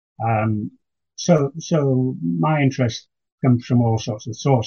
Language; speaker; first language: English; native; English